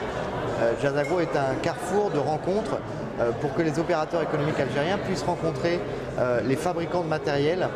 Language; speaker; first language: French; native; French